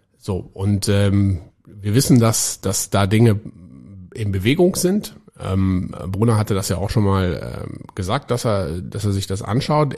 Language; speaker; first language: German; native; German